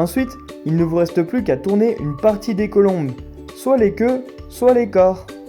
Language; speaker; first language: French; native; French